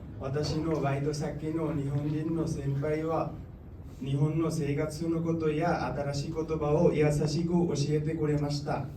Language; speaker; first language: Japanese; non-native, learner; Bangla